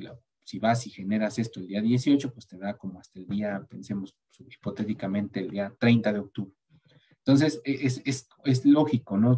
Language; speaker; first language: Spanish; native; Spanish